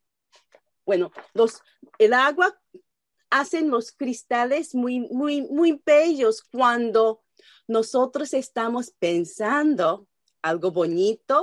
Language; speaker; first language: Spanish; non-native, learner; Japanese